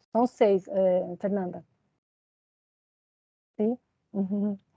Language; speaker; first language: Spanish; non-native, fluent; Portuguese